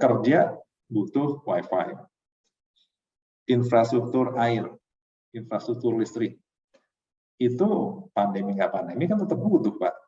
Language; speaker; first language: Indonesian; native; Indonesian